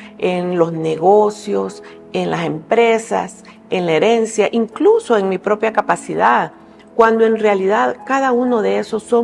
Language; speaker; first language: Spanish; native; Spanish